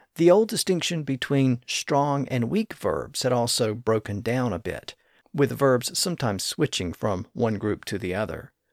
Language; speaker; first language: English; native; English